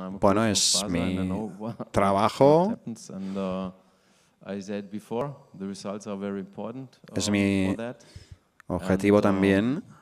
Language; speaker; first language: Spanish; non-native, learner; German